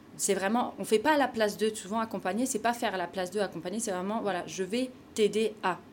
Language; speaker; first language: French; native; French